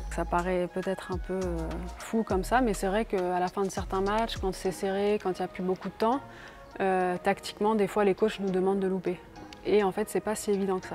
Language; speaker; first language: French; native; French